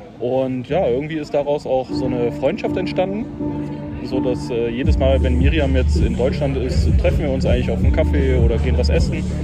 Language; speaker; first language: German; native; German